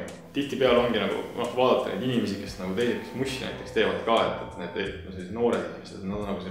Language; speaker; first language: Estonian; native; Estonian